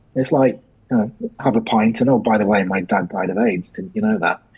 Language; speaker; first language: English; native; English